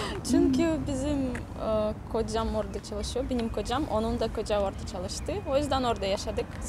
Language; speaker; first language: Turkish; non-native, learner; Russian